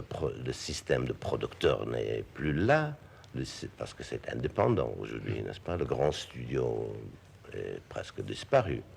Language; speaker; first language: French; non-native, fluent; English